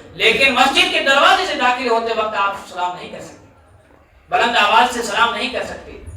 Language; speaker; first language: Urdu; native; Urdu